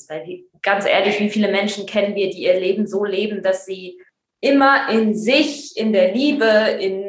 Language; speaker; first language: German; native; German